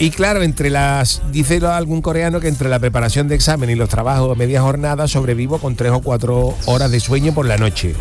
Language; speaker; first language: Spanish; native; Spanish